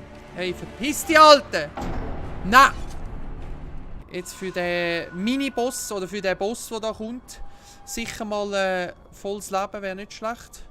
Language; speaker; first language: German; native; German